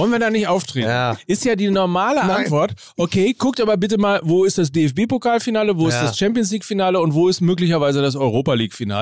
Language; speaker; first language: German; native; German